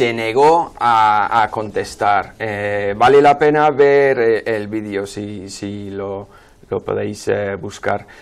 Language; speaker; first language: Spanish; non-native, fluent; English